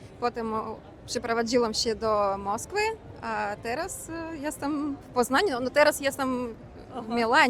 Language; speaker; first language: Polish; early bilingual, heritage; Russian